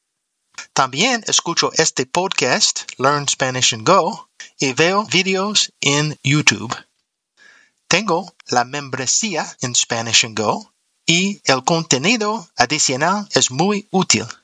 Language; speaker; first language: Spanish; non-native, learner; English